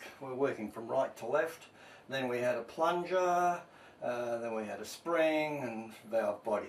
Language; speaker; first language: English; native; English